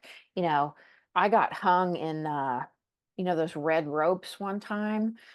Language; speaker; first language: English; native; English